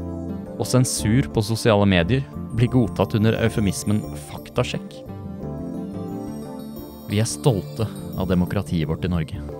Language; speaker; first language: Norwegian; native; Norwegian